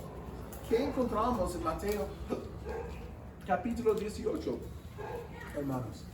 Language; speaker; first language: Spanish; non-native, fluent; English